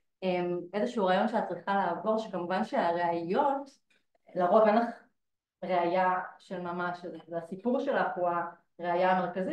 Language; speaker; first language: Hebrew; native; Hebrew